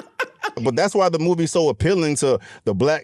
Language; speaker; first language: English; native; English